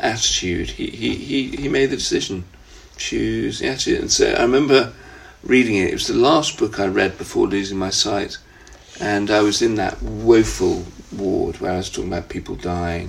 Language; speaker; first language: English; native; English